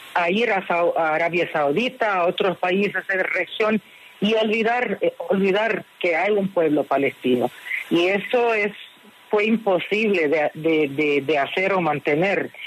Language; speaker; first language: Spanish; non-native, learner; Arabic